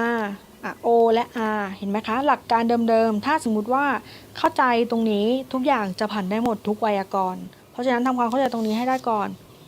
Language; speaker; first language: Thai; native; Thai